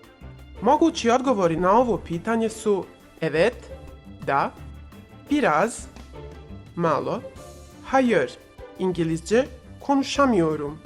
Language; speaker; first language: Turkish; non-native, fluent; Bosnian